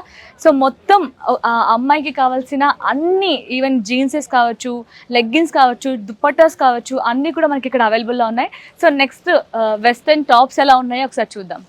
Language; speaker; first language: Telugu; native; Telugu